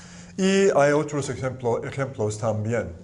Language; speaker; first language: Spanish; non-native, fluent; English